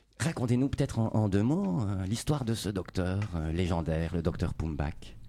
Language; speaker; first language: French; native; French